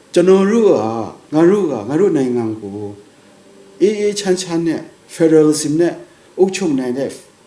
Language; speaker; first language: Burmese; non-native, local second language; Kachin